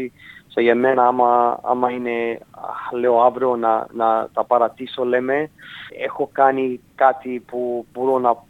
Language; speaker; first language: Greek; early bilingual, heritage; Greek